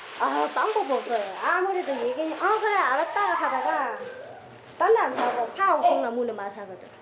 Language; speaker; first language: Korean; non-native, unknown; Vietnamese